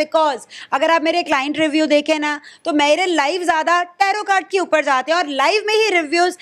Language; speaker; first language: Hindi; non-native, local second language; Punjabi